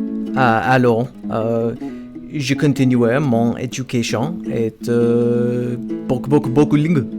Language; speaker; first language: French; non-native, learner; English